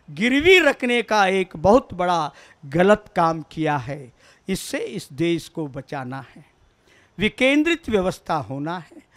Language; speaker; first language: Hindi; non-native, local second language; Kannada